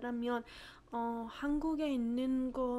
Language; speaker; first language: Korean; non-native, fluent; Persian